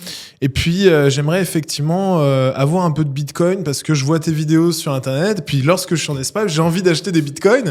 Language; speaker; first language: French; native; French